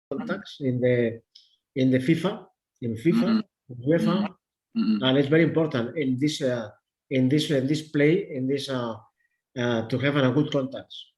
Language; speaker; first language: English; non-native, learner; Spanish